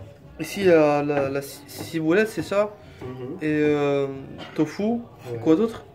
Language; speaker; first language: French; non-native, local second language; Arabic